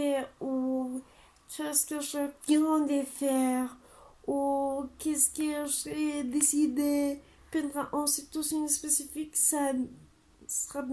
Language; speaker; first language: French; non-native, learner; Spanish